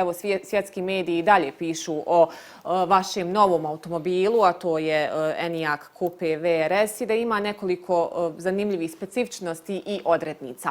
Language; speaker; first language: Bosnian; native; Bosnian